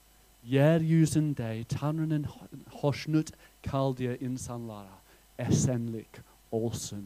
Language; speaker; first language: Turkish; non-native, fluent; English